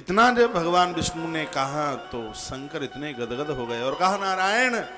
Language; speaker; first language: Hindi; native; Hindi